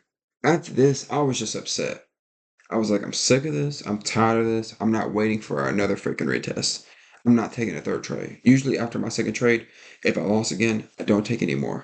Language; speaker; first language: English; native; English